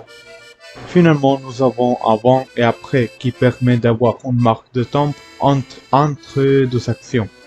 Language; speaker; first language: French; non-native, learner; Spanish